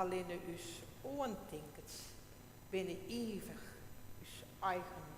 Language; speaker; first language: Dutch; non-native, local second language; Western Frisian